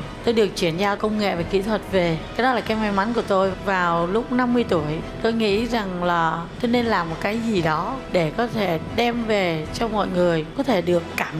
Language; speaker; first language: Vietnamese; native; Vietnamese